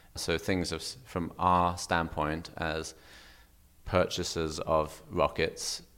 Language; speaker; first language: English; native; English